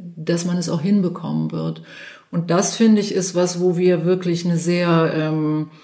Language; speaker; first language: German; native; German